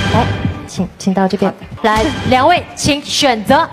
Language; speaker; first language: Chinese; native; Chinese